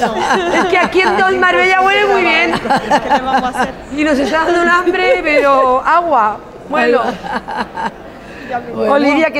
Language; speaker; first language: Spanish; native; Spanish